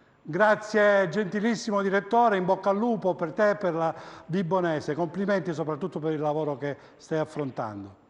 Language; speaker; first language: Italian; native; Italian